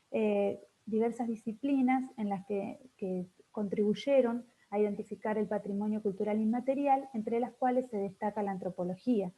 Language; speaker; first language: Spanish; native; Spanish